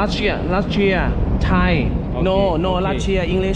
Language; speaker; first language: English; non-native, learner; Thai